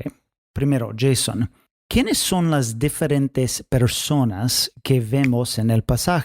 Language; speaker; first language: Spanish; non-native, fluent; English